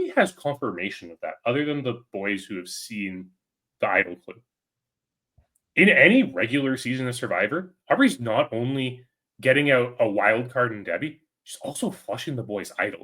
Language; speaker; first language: English; native; English